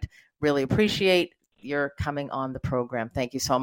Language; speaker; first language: English; native; English